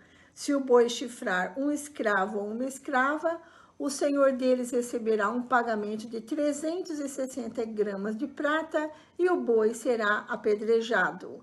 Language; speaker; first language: Portuguese; native; Portuguese